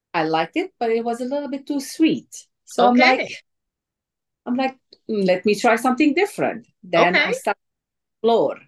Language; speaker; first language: English; non-native, fluent; Arabic